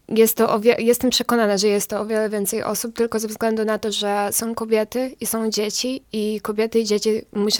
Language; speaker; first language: Polish; non-native, fluent; Ukrainian